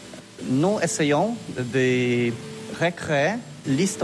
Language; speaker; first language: French; non-native, learner; Polish